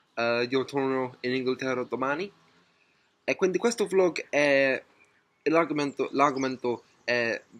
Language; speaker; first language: Italian; non-native, learner; English